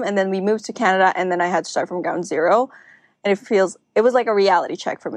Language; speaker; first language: English; non-native, local second language; Filipino